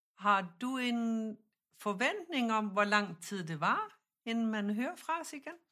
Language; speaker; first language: Danish; native; Danish